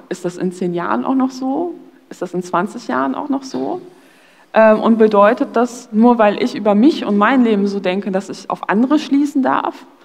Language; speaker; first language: German; early bilingual, other home language; Polish